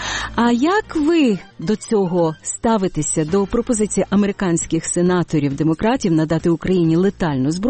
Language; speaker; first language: Ukrainian; native; Ukrainian